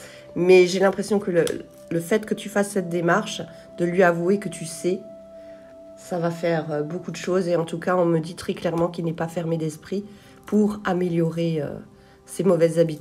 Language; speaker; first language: French; native; French